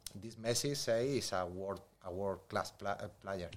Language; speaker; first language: English; non-native, learner; Spanish